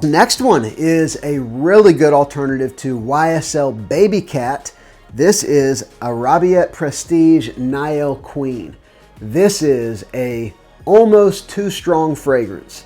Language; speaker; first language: English; native; English